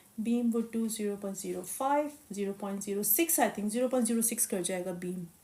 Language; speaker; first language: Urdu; native; Urdu